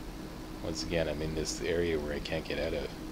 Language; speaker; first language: English; native; English